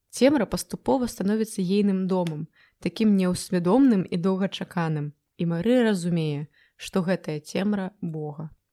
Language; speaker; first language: Belarusian; native; Belarusian